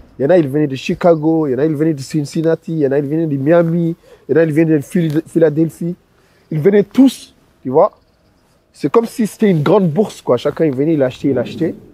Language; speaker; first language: French; non-native, local second language; Wolof